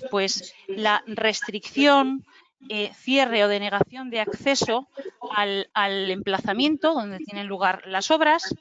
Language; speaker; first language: Spanish; native; Spanish